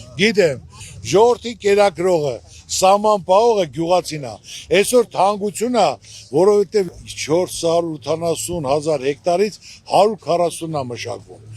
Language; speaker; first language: Armenian; native; Armenian